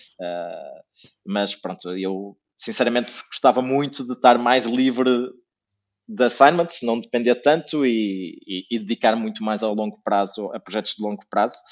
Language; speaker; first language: Portuguese; native; Portuguese